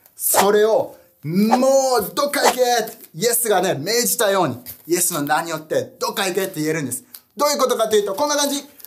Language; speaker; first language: Japanese; early bilingual, heritage; Japanese